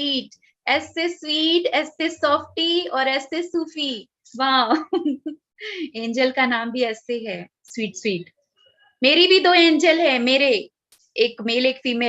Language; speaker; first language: Hindi; native; Hindi